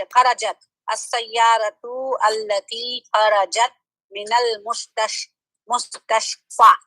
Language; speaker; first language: Arabic; non-native, learner; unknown